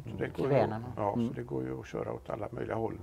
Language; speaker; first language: Swedish; native; Swedish